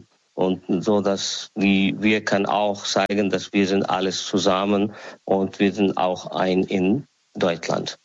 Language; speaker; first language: German; non-native, learner; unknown